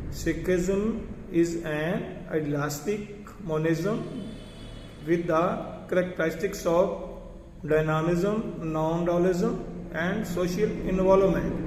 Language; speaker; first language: English; non-native, local second language; Punjabi